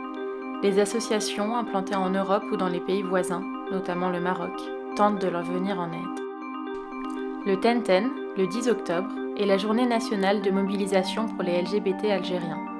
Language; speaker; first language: French; native; French